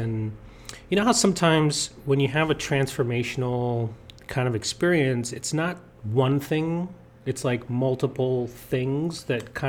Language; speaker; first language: English; native; English